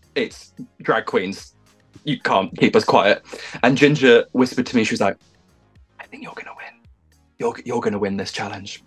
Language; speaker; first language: English; native; English